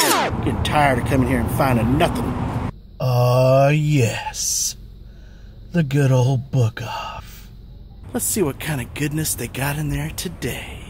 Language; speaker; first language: English; native; English